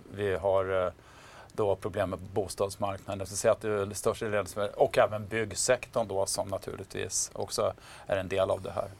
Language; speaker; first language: Swedish; native; Swedish